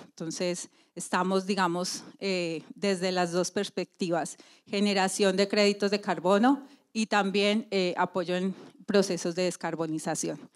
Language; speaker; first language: Spanish; native; Spanish